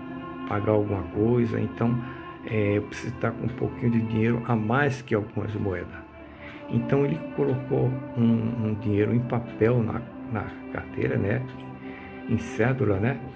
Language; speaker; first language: Portuguese; native; Portuguese